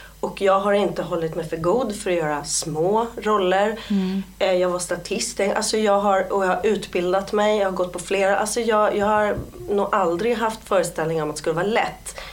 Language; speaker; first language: Swedish; native; Swedish